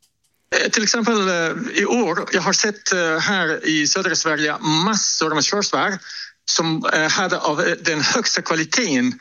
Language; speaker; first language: Swedish; non-native, fluent; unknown